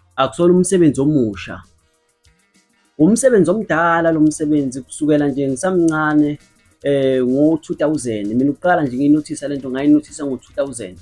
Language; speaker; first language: Zulu; native; Zulu